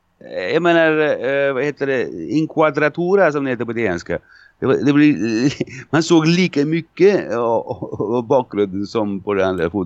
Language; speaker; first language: Swedish; non-native, fluent; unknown